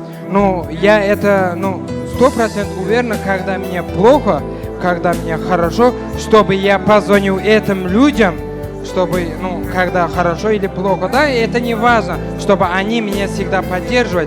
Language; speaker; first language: Russian; non-native, fluent; Turkmen